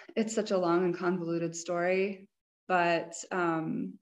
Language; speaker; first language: English; native; English